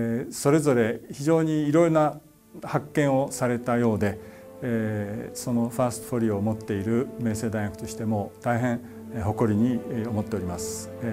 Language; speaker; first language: Japanese; native; Japanese